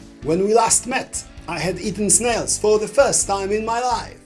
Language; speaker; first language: English; non-native, fluent; Polish